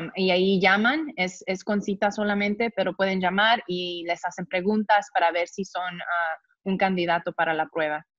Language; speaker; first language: Spanish; early bilingual, heritage; Spanish